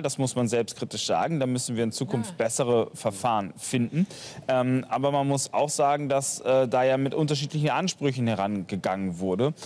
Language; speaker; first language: German; native; German